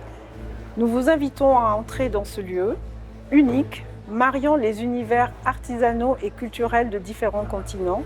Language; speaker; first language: French; native; French